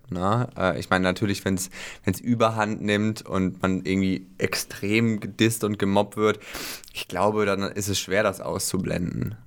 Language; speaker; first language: German; native; German